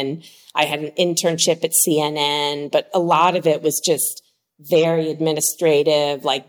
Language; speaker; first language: English; native; English